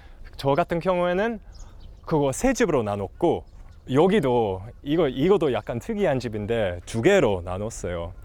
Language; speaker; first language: Korean; non-native, fluent; English